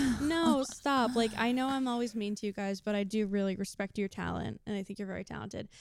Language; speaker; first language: English; native; English